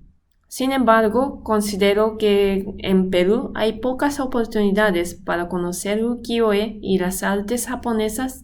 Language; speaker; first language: Spanish; non-native, fluent; Japanese